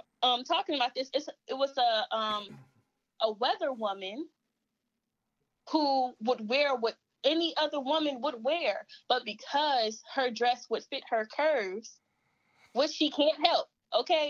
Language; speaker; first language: English; native; English